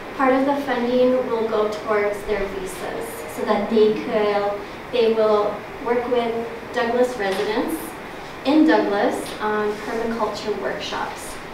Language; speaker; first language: English; native; English